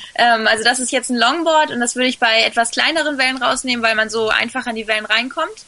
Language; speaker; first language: German; early bilingual, other home language; Spanish